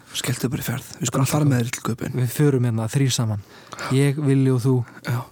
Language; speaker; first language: Icelandic; early bilingual, heritage; Icelandic